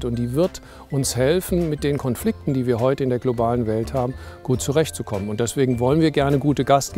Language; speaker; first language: German; native; German